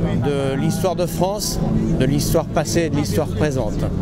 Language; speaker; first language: French; native; French